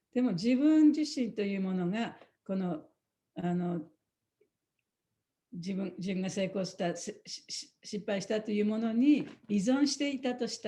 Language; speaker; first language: Japanese; native; Japanese